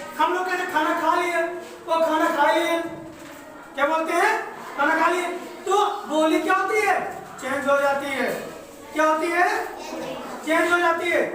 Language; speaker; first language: Hindi; native; Hindi